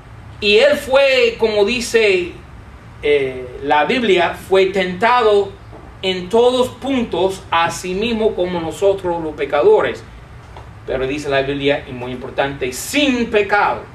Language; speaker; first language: Spanish; non-native, fluent; English